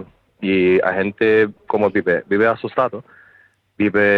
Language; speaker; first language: Spanish; non-native, learner; Ukrainian